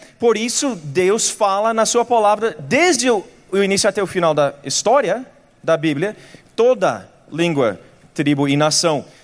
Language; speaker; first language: Portuguese; non-native, fluent; English